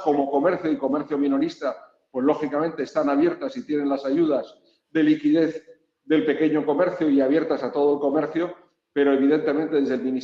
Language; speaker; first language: Spanish; native; Spanish